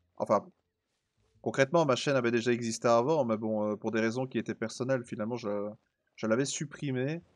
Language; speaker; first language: French; native; French